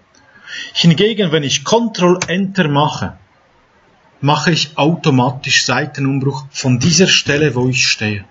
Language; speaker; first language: German; non-native, fluent; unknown